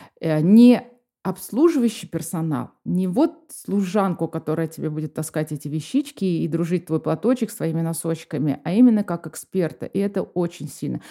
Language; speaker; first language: Russian; native; Russian